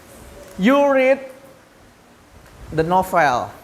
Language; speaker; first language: English; non-native, learner; Indonesian